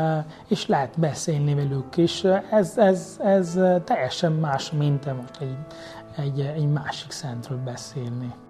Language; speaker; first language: Hungarian; non-native, fluent; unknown